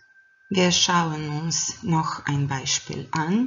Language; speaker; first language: German; non-native, fluent; Croatian